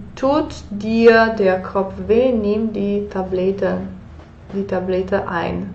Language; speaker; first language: German; non-native, fluent; Polish